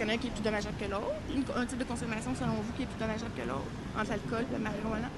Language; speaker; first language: French; native; French